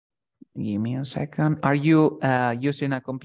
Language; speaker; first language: English; non-native, fluent; Spanish